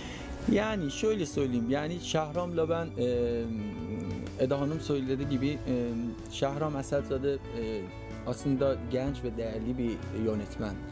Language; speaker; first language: Turkish; non-native, fluent; Persian